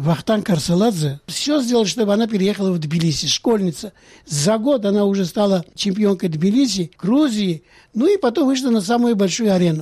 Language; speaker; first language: Russian; non-native, local second language; Georgian